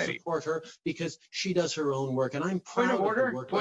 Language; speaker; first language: English; native; English